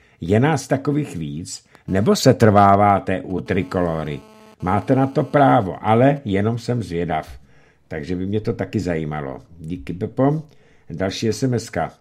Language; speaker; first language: Czech; native; Czech